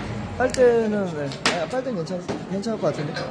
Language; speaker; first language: Korean; native; Korean